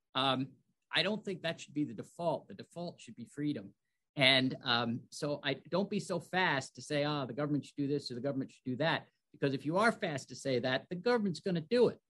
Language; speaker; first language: English; native; English